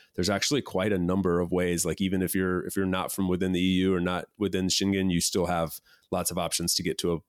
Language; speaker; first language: English; native; English